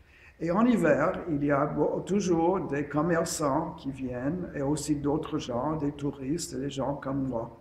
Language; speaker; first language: French; non-native, fluent; English